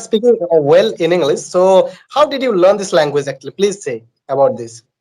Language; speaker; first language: English; non-native, learner; Bangla